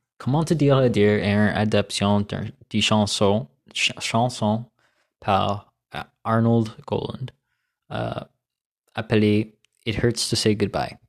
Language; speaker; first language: French; non-native, learner; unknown